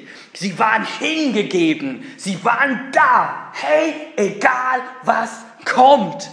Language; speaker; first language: German; non-native, fluent; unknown